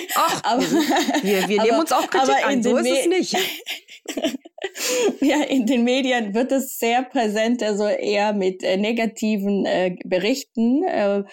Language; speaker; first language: German; non-native, fluent; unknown